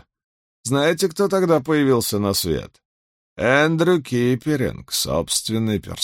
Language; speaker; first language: Russian; native; Russian